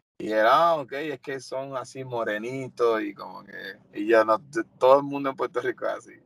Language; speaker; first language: Spanish; native; Spanish